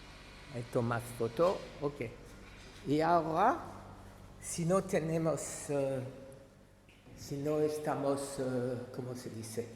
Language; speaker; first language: Spanish; non-native, learner; French